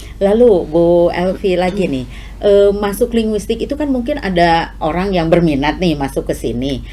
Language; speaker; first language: Indonesian; native; Indonesian